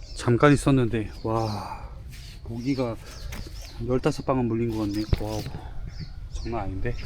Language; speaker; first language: Korean; native; Korean